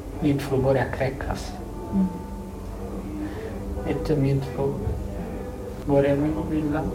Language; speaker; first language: Swedish; non-native, learner; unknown